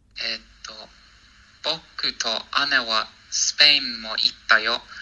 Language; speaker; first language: Japanese; non-native, learner; English